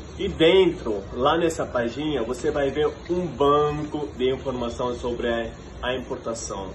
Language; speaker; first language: Portuguese; non-native, fluent; Arabic